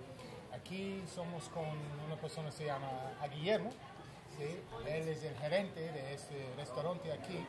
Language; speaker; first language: Spanish; non-native, learner; English